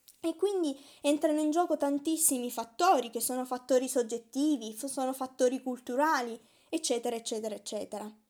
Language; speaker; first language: Italian; native; Italian